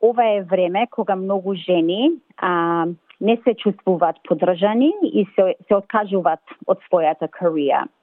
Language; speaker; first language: Macedonian; early bilingual, other home language; English